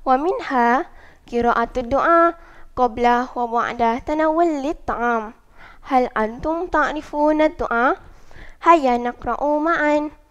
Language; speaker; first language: Arabic; non-native, learner; Malay